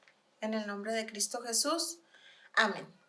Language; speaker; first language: Spanish; native; Spanish